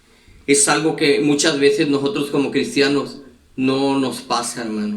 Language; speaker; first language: Spanish; native; Spanish